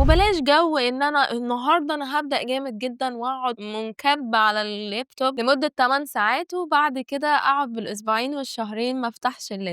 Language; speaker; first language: Arabic; native; Arabic